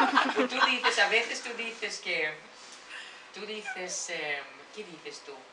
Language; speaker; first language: Spanish; non-native, fluent; Swedish